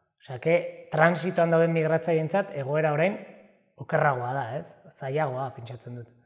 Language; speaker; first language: Basque; native; Basque